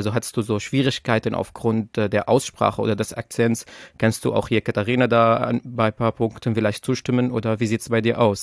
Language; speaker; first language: German; non-native, fluent; Persian